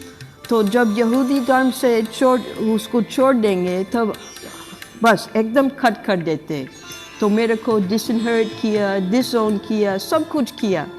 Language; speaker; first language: Hindi; non-native, learner; English